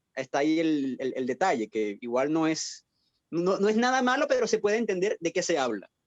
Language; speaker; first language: Spanish; native; Spanish